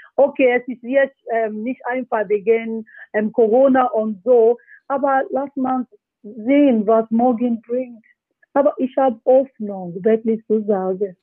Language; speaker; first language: German; non-native, learner; Yoruba